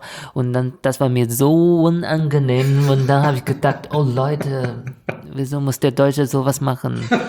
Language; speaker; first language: German; non-native, fluent; Chinese